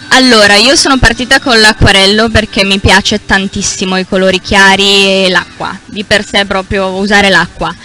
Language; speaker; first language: Italian; native; Italian